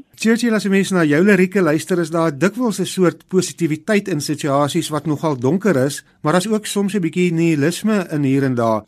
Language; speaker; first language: Afrikaans; native; Afrikaans